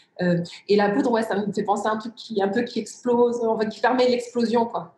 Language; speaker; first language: French; early bilingual, other home language; Riffian